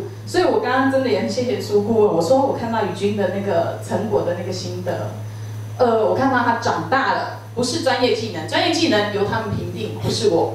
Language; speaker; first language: Chinese; native; Chinese